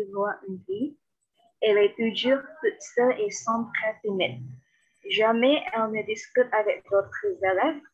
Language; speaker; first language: French; non-native, learner; Indonesian